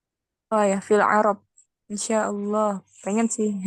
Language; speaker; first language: Indonesian; native; Indonesian